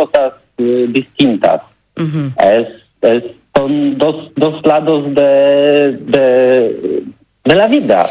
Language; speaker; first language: Spanish; non-native, learner; Polish